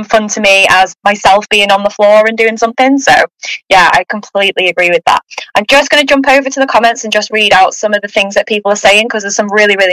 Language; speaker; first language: English; native; English